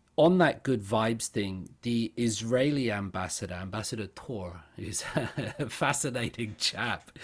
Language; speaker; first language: English; native; English